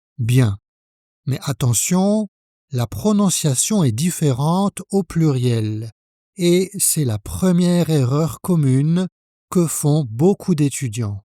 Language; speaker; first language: French; native; French